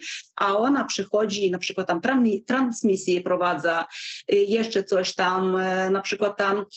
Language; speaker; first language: Polish; non-native, fluent; Ukrainian